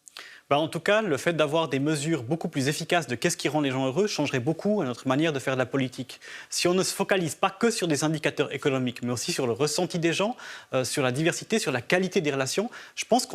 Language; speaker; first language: French; native; French